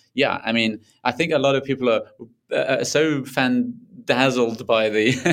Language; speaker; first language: English; native; English